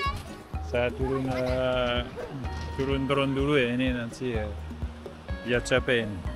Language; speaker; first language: Indonesian; non-native, learner; French